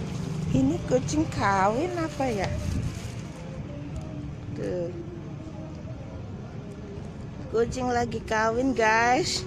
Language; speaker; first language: Indonesian; native; Indonesian